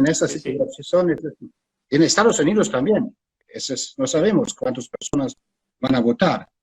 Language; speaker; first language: Spanish; non-native, fluent; German